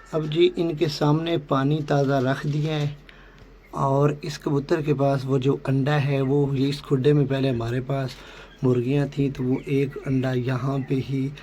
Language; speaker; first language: Urdu; non-native, local second language; Punjabi